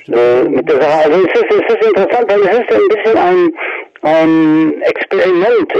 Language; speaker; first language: German; early bilingual, other home language; Italian